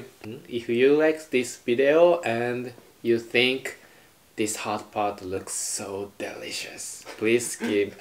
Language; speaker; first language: English; non-native, learner; Japanese